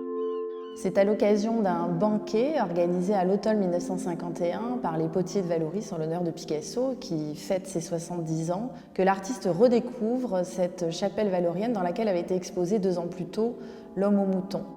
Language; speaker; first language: French; native; French